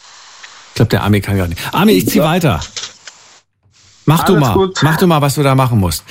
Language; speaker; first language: German; native; German